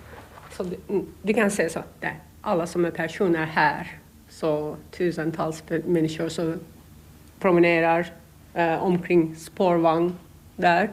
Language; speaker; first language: Swedish; non-native, learner; Turkish